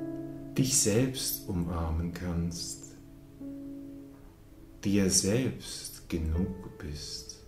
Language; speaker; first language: German; native; German